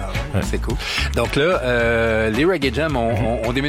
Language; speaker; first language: French; native; French